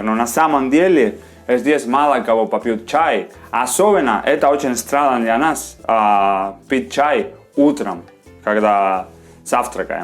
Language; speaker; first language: Russian; non-native, learner; Spanish